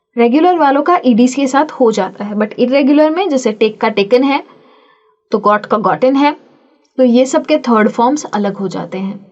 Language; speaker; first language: Hindi; native; Hindi